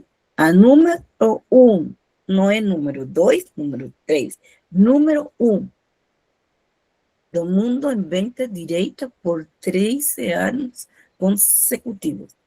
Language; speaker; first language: Portuguese; non-native, fluent; Spanish